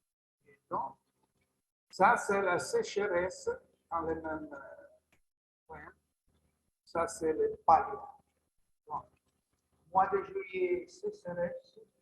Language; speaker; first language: French; non-native, learner; Italian